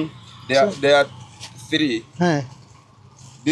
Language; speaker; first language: English; non-native, local second language; Ganda